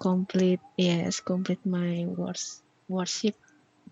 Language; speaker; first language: English; non-native, learner; Indonesian